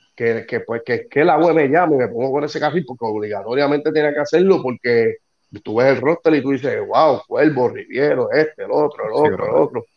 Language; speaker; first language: Spanish; native; Spanish